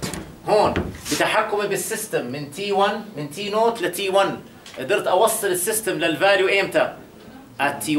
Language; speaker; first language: Arabic; native; Arabic